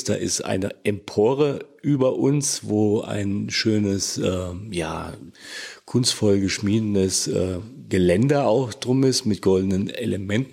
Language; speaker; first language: German; native; German